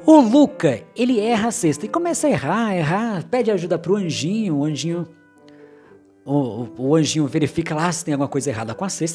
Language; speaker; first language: Portuguese; native; Portuguese